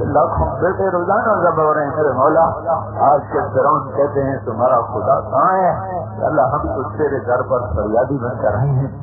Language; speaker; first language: Urdu; non-native, local second language; Punjabi